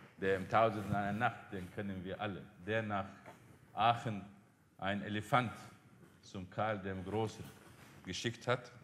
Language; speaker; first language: German; non-native, fluent; Arabic